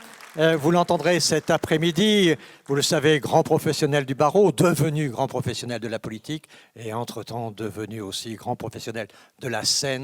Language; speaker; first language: French; native; French